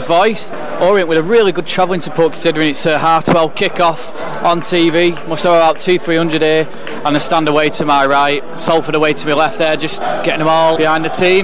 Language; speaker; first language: English; native; English